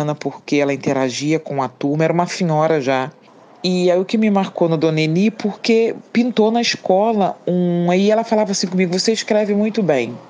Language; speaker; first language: Portuguese; native; Portuguese